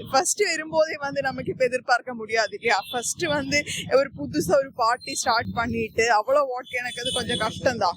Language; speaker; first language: Tamil; non-native, local second language; Malayalam